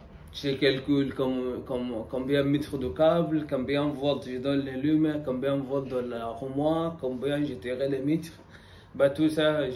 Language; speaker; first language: French; non-native, learner; Arabic